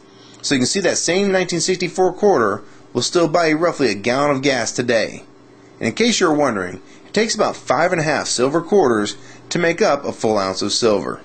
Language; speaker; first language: English; native; English